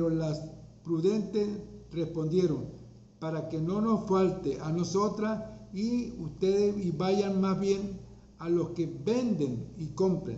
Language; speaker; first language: Spanish; native; Spanish